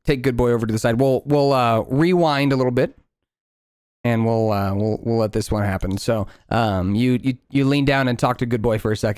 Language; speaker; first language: English; native; English